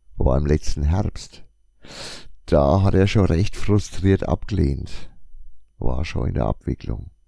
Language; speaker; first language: German; native; German